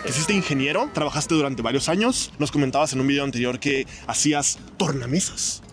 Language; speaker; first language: Spanish; native; Spanish